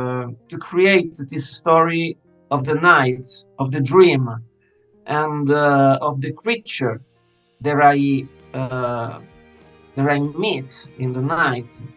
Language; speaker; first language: English; non-native, fluent; Italian